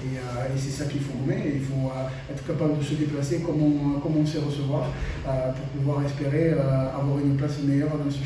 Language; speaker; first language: French; native; French